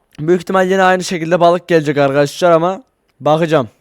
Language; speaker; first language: Turkish; native; Turkish